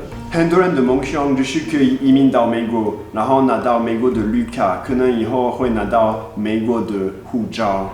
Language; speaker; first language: Chinese; non-native, fluent; French